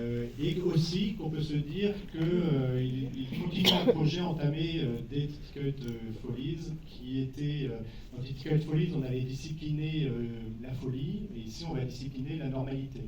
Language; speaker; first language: French; native; French